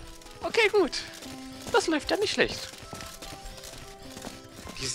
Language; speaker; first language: German; native; German